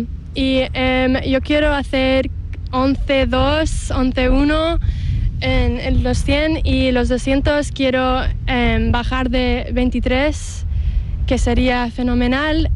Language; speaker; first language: Spanish; early bilingual, heritage; English